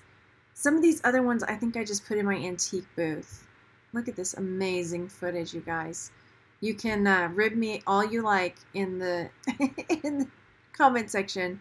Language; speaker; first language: English; native; English